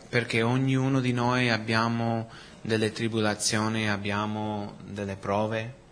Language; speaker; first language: Italian; non-native, fluent; Spanish